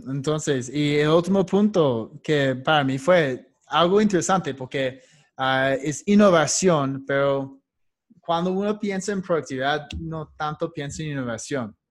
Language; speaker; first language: Spanish; non-native, fluent; English